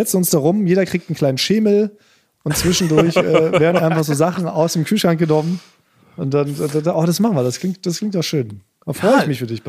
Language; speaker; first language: German; native; German